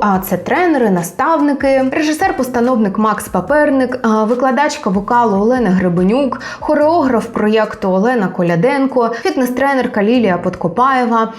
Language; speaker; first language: Ukrainian; native; Ukrainian